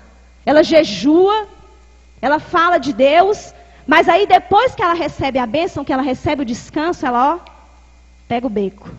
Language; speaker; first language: Portuguese; native; Portuguese